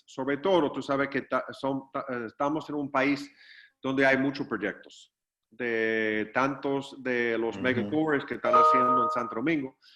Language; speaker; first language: Spanish; non-native, fluent; English